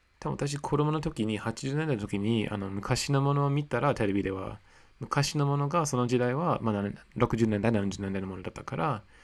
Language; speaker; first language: Japanese; non-native, fluent; English